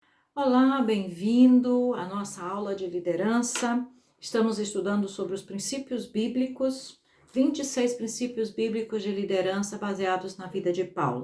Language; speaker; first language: Portuguese; native; Portuguese